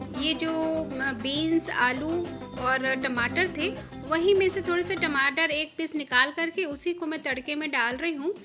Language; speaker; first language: Hindi; non-native, local second language; Bangla